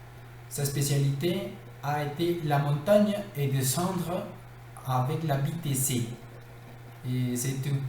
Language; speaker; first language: French; non-native, learner; Spanish